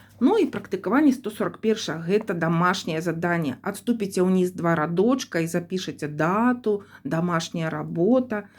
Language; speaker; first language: Belarusian; non-native, local second language; Russian